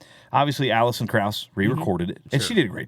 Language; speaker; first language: English; native; English